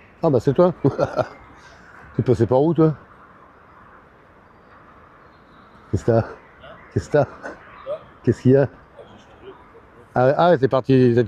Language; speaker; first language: French; native; French